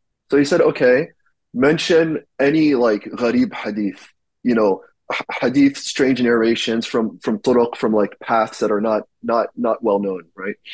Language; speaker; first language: English; native; English